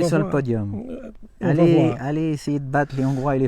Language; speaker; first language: French; native; French